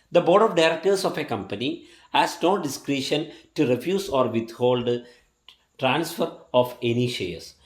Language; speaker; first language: English; non-native, local second language; Malayalam